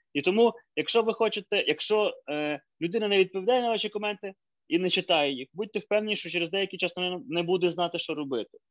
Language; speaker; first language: Ukrainian; native; Ukrainian